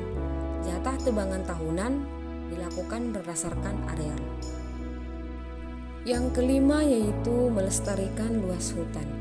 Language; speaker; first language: Indonesian; native; Indonesian